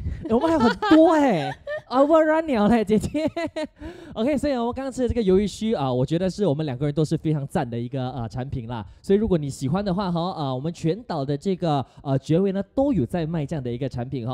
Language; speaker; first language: Chinese; native; Chinese